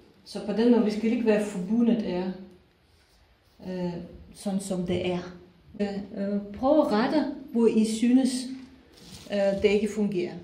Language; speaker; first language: Danish; non-native, fluent; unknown